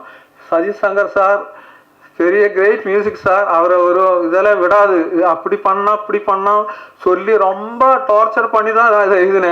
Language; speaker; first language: Tamil; non-native, learner; Malayalam